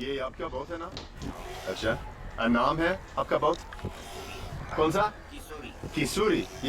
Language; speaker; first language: Hindi; non-native, learner; English